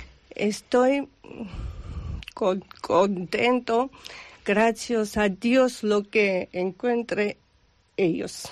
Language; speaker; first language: Spanish; non-native, learner; Georgian